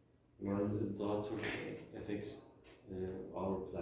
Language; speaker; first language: English; non-native, learner; Turkish